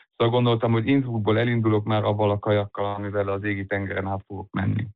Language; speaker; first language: Hungarian; early bilingual, heritage; Hungarian